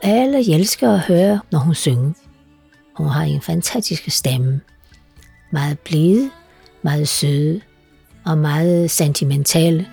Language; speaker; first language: Danish; non-native, fluent; Chinese